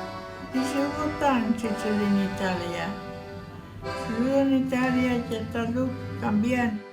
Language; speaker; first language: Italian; non-native, learner; Spanish